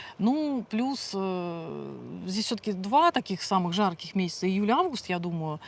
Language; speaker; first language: Russian; native; Russian